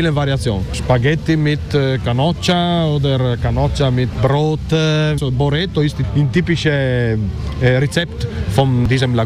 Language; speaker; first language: German; non-native, learner; Italian